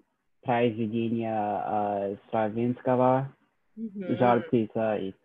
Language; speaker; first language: Russian; non-native, learner; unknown